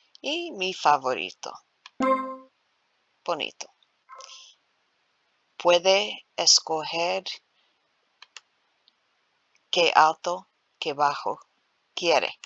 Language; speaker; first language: Spanish; non-native, learner; English